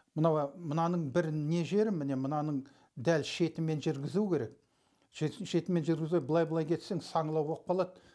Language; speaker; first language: Kazakh; early bilingual, heritage; Kazakh